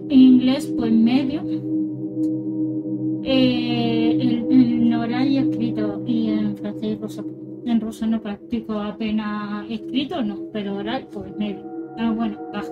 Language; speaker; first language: Spanish; early bilingual, other home language; Russian